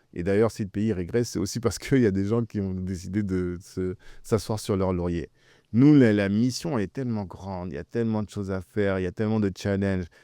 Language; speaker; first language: French; early bilingual, other home language; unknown